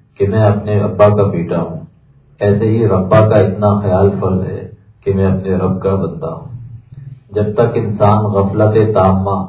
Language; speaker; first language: Urdu; native; Urdu